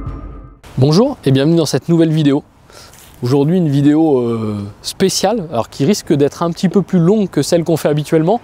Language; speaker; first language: French; native; French